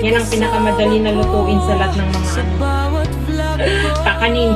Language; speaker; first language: Filipino; native; Filipino